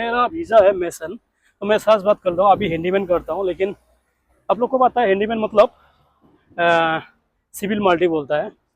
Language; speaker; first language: Hindi; non-native, local second language; Rangpuri